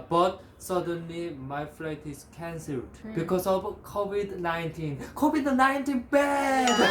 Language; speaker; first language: English; non-native, learner; Korean